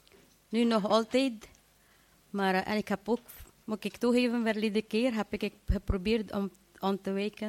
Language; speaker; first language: Dutch; non-native, fluent; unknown